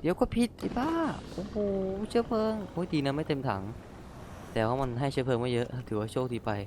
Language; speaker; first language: Thai; native; Thai